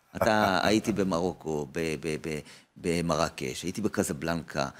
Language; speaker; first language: Hebrew; native; Hebrew